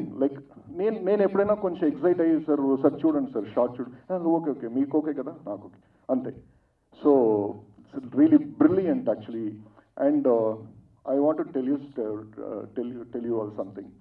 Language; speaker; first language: Telugu; non-native, fluent; Tamil